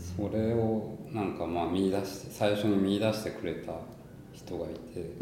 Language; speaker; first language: Japanese; early bilingual, heritage; Japanese